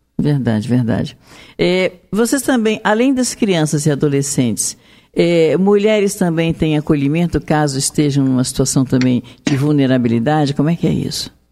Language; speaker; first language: Portuguese; native; Portuguese